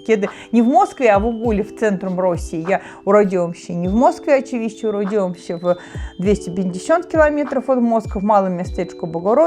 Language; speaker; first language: Polish; non-native, learner; Russian